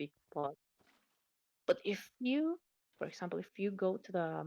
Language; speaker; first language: English; non-native, learner; Spanish